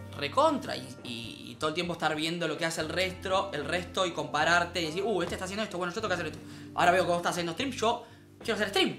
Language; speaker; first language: Spanish; native; Spanish